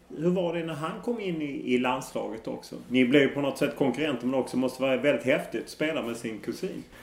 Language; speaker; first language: Swedish; native; Swedish